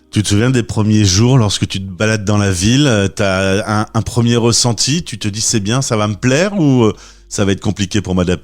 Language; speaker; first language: French; native; French